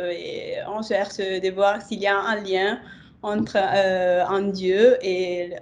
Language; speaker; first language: French; non-native, fluent; Italian